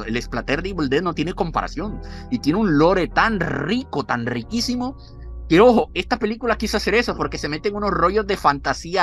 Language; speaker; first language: Spanish; native; Spanish